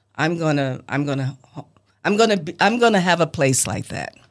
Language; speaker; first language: English; native; English